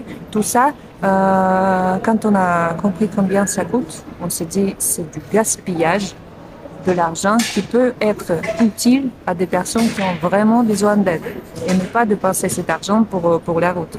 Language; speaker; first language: French; non-native, fluent; Russian